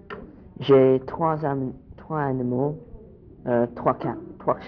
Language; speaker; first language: French; non-native, learner; English